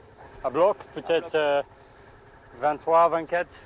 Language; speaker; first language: French; non-native, learner; English